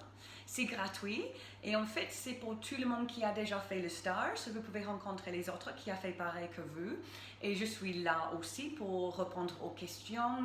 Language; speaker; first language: French; non-native, fluent; English